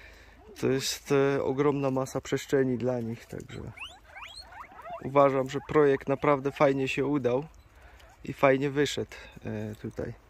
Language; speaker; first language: Polish; native; Polish